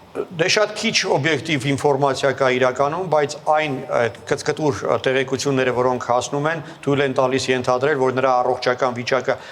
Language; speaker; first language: Armenian; native; Armenian